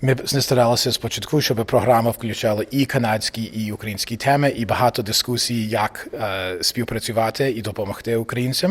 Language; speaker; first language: Ukrainian; early bilingual, heritage; English